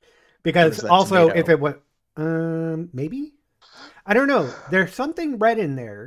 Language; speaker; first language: English; native; English